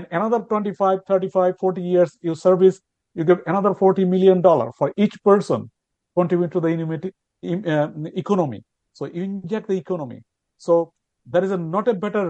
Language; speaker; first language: English; non-native, local second language; Bangla